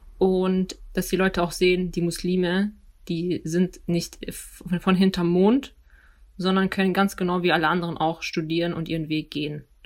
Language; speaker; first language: German; early bilingual, other home language; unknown